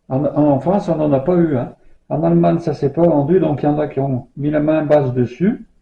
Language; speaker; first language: French; native; French